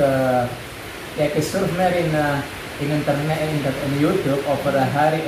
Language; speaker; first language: Dutch; non-native, learner; Indonesian